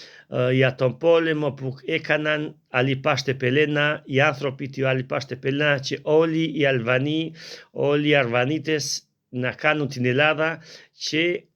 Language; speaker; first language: Greek; non-native, learner; Albanian